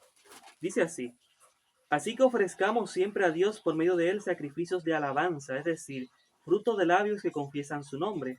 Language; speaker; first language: Spanish; native; Spanish